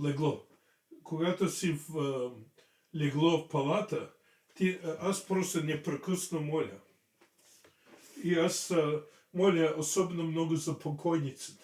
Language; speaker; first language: Bulgarian; non-native, fluent; English